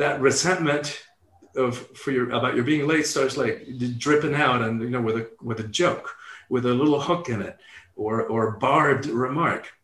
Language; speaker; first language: English; early bilingual, other home language; Spanish